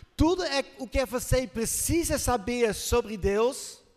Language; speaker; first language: Portuguese; non-native, fluent; Dutch